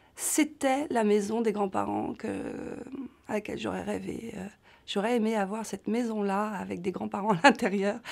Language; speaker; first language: French; native; French